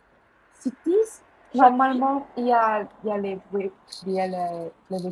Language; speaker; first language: French; non-native, fluent; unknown